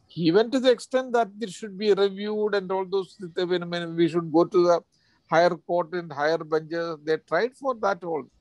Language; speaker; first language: English; non-native, local second language; Malayalam